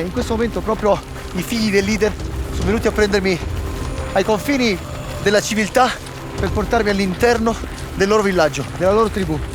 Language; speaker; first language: Italian; native; Italian